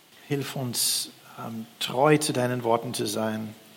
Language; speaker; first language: German; non-native, fluent; English